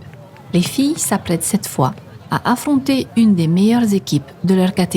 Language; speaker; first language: French; native; French